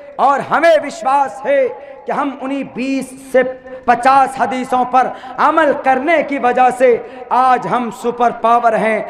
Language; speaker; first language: Urdu; native; Urdu